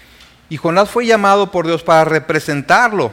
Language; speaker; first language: Spanish; native; Spanish